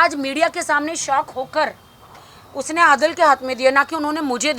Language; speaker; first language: Hindi; native; Hindi